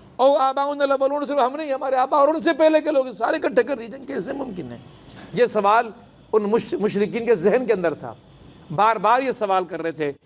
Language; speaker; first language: Urdu; non-native, local second language; Sindhi